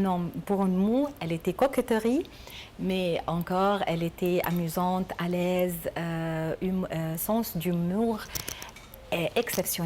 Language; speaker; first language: French; non-native, learner; Arabic